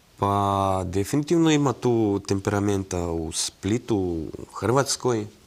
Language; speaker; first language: Croatian; non-native, fluent; Russian